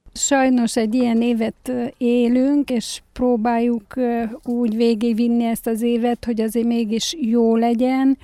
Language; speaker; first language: Hungarian; native; Hungarian